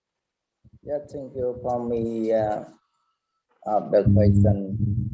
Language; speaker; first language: English; non-native, learner; Khmer